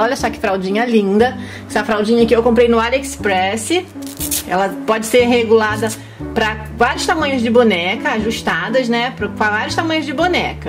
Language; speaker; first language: Portuguese; native; Portuguese